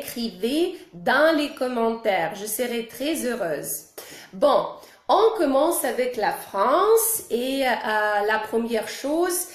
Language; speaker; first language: French; non-native, fluent; Russian